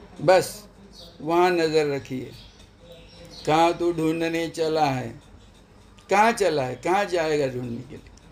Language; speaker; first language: Hindi; non-native, local second language; Marathi